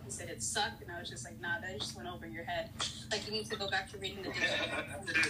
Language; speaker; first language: English; native; English